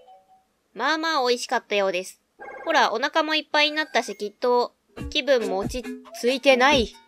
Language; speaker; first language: Japanese; native; Japanese